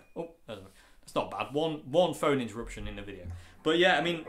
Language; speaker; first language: English; native; English